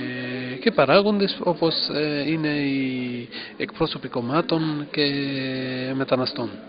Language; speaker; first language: Greek; non-native, fluent; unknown